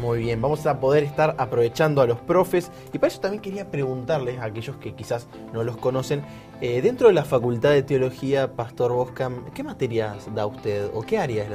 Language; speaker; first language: Spanish; native; Spanish